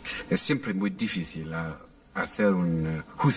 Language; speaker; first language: Spanish; non-native, fluent; English